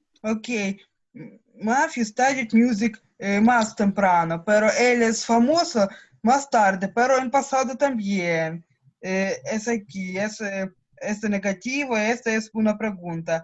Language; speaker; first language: Spanish; non-native, learner; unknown